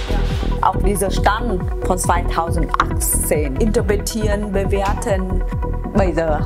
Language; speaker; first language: German; non-native, fluent; Vietnamese